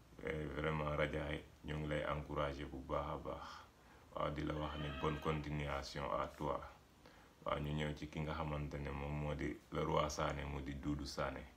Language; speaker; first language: Wolof; native; Wolof